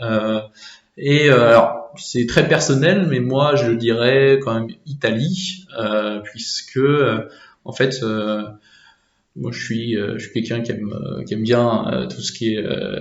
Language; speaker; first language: French; native; French